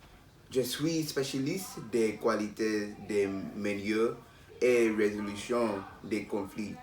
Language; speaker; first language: French; non-native, learner; English